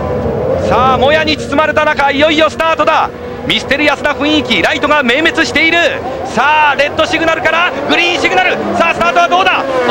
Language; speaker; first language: Japanese; native; Japanese